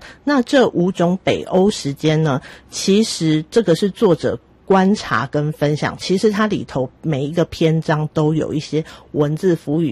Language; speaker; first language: Chinese; native; Chinese